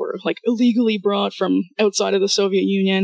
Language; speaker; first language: English; non-native, fluent; Russian